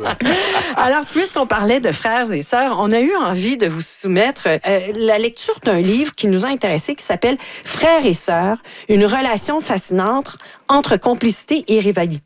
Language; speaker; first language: French; native; French